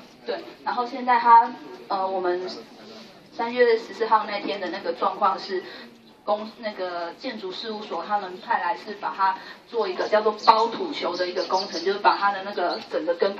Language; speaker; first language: Chinese; native; Chinese